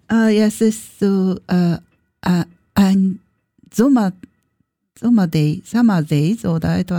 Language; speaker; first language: German; non-native, learner; Japanese